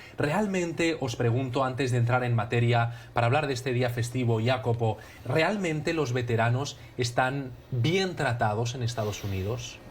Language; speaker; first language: Spanish; native; Spanish